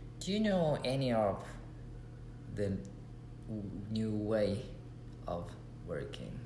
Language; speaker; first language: English; non-native, learner; Japanese